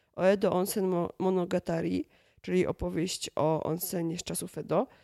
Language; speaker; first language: Polish; native; Polish